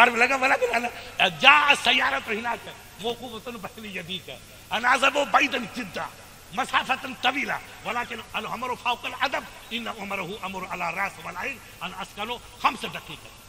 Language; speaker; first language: Arabic; non-native, learner; Urdu